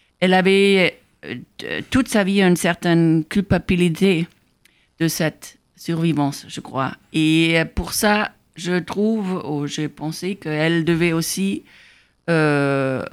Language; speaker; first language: French; non-native, fluent; German